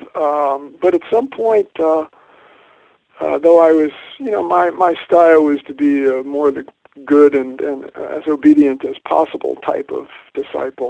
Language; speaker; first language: English; native; English